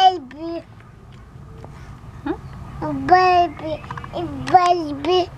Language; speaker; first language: Japanese; early bilingual, heritage; Japanese